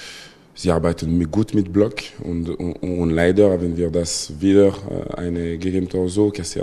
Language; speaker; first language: German; non-native, local second language; French